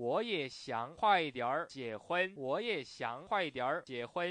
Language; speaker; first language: Chinese; non-native, fluent; Korean